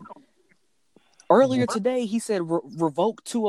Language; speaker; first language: English; native; English